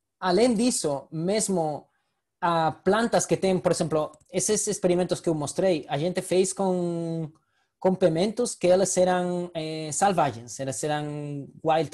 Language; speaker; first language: Portuguese; non-native, fluent; Spanish